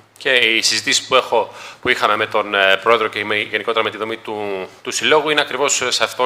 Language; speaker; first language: Greek; native; Greek